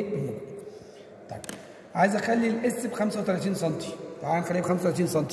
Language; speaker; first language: Arabic; native; Arabic